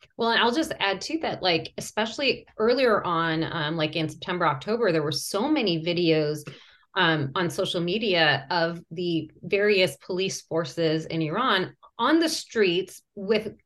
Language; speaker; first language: English; early bilingual, other home language; Persian